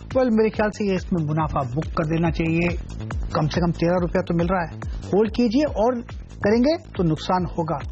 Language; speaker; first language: Hindi; non-native, local second language; Gujarati